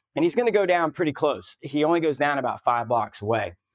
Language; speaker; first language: English; native; English